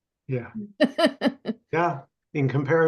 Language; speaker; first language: English; native; English